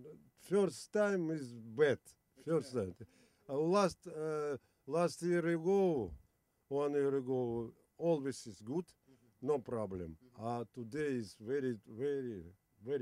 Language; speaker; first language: English; non-native, learner; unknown